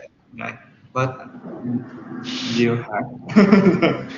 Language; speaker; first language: English; non-native, learner; Vietnamese